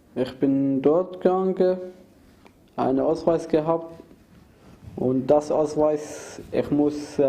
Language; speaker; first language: German; non-native, fluent; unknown